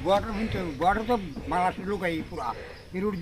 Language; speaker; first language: Hindi; non-native, local second language; Bangla